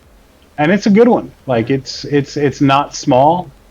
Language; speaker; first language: English; native; English